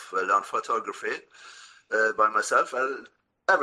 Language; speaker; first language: English; non-native, fluent; Norwegian